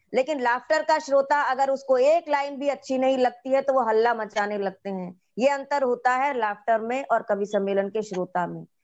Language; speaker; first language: Hindi; non-native, local second language; Marathi